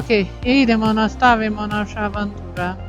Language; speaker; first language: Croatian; non-native, learner; Portuguese